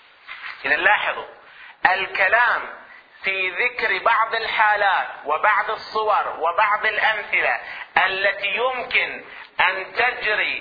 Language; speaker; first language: Arabic; native; Arabic